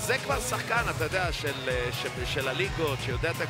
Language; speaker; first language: Hebrew; native; Hebrew